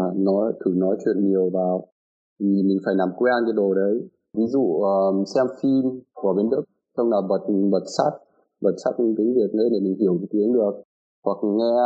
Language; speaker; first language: Vietnamese; non-native, fluent; German